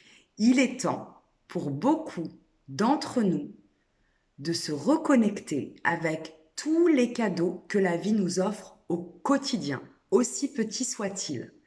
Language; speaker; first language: French; native; French